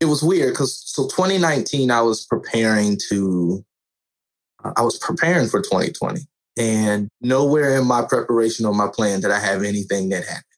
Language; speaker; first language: English; native; English